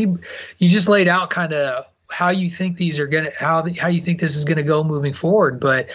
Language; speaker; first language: English; native; English